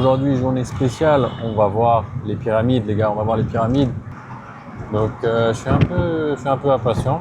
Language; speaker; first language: French; native; French